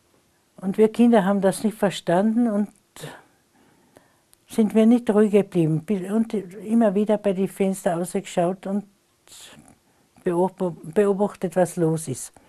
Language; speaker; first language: German; non-native, local second language; Slovenian